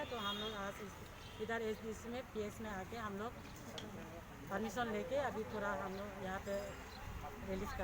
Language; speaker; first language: Hindi; non-native, local second language; Kok Borok